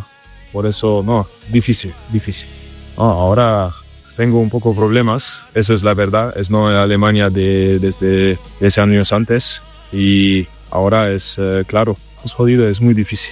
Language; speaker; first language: Spanish; non-native, learner; German